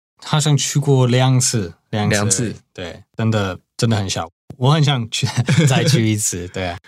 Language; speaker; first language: Chinese; non-native, fluent; English